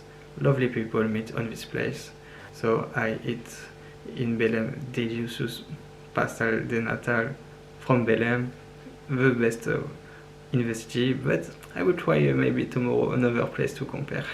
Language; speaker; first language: English; non-native, learner; French